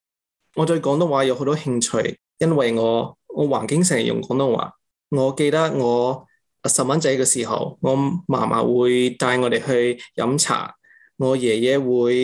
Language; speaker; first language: Cantonese; early bilingual, heritage; English